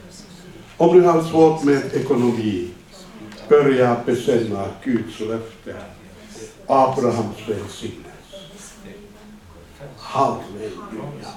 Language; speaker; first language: Swedish; non-native, fluent; Finnish